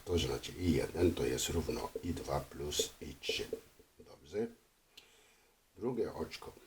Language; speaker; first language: Polish; non-native, fluent; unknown